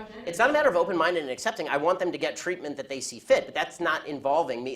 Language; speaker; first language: English; native; English